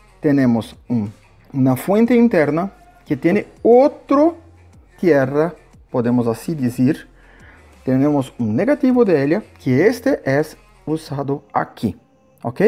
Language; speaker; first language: Spanish; non-native, learner; Portuguese